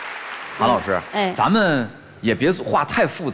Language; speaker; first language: Chinese; native; Chinese